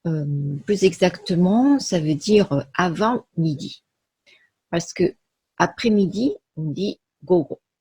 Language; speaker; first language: French; non-native, fluent; Japanese